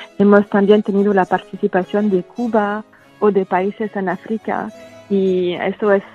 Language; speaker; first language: Spanish; non-native, fluent; French